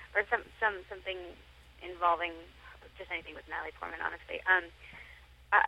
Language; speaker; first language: English; native; English